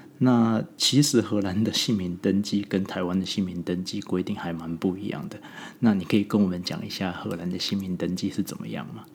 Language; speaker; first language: Chinese; native; Chinese